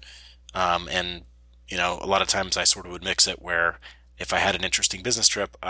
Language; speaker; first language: English; native; English